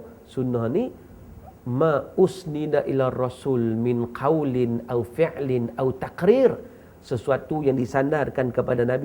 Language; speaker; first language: Malay; native; Malay